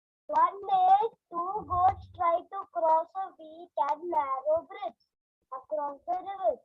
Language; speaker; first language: English; non-native, learner; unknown